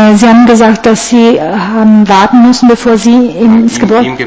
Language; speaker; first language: German; non-native, fluent; Italian